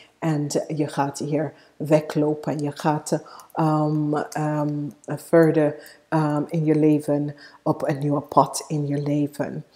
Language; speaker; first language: Dutch; non-native, fluent; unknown